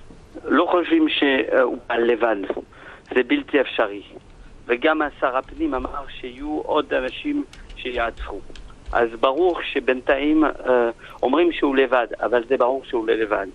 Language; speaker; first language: Hebrew; non-native, fluent; French